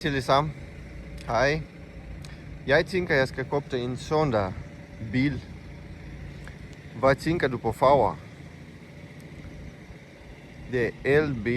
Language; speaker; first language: Danish; non-native, learner; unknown